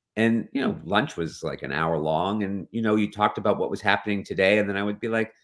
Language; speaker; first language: English; native; English